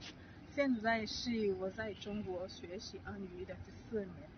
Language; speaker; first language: Chinese; non-native, learner; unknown